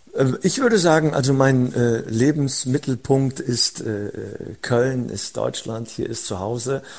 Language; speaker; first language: German; early bilingual, other home language; Turkish